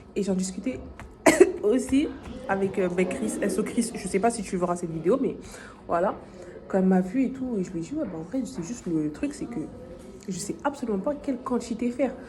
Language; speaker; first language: French; native; French